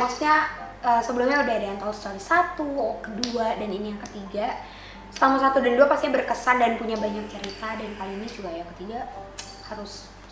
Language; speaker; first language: Indonesian; native; Indonesian